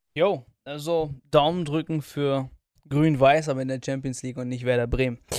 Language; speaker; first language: German; early bilingual, other home language; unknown